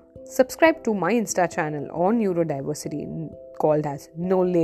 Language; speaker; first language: English; non-native, local second language; Hindi